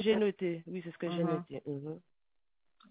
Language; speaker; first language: French; native; French